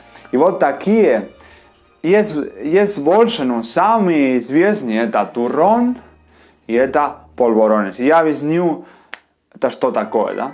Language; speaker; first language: Russian; non-native, learner; Spanish